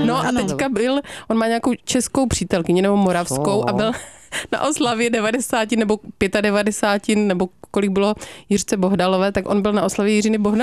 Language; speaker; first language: Czech; native; Czech